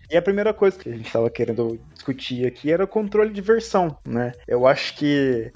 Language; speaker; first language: Portuguese; native; Portuguese